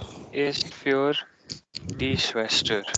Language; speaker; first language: German; non-native, learner; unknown